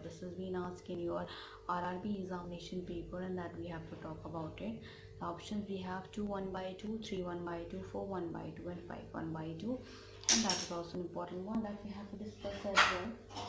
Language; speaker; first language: English; non-native, local second language; Hindi